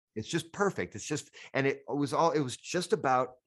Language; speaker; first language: English; native; English